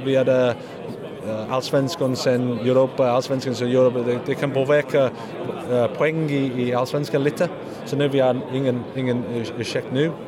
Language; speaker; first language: Swedish; non-native, learner; English